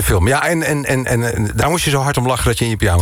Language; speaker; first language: Dutch; native; Dutch